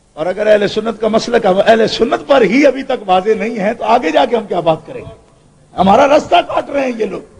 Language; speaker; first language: Urdu; non-native, local second language; Punjabi